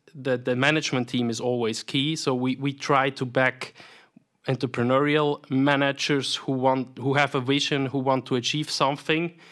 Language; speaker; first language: English; non-native, fluent; German